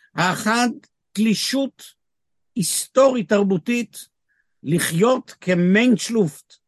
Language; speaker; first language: Hebrew; native; Hebrew